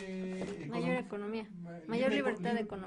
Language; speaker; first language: Spanish; native; Spanish